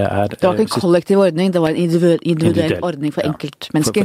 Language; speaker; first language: Norwegian; native; Norwegian